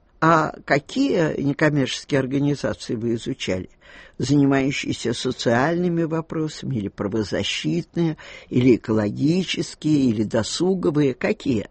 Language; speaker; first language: Russian; native; Russian